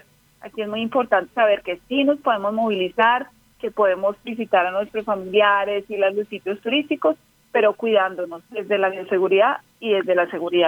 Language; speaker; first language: Spanish; native; Spanish